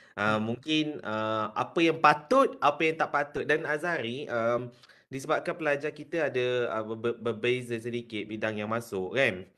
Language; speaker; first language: Malay; native; Malay